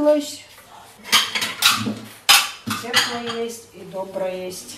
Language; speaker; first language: Polish; non-native, learner; Chechen